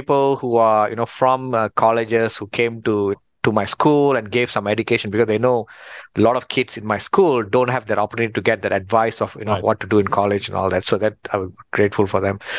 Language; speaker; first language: English; non-native, local second language; Tamil